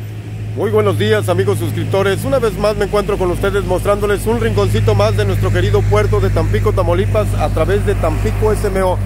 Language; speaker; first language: Spanish; native; Spanish